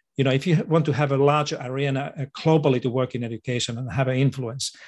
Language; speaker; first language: English; non-native, fluent; Finnish